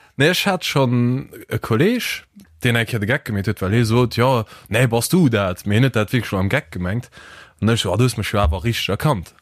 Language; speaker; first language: Luxembourgish; early bilingual, other home language; Portuguese